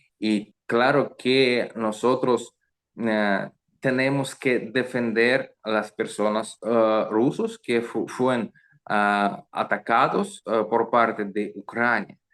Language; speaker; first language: Spanish; non-native, learner; Russian